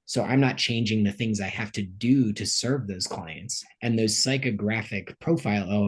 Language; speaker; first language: English; native; English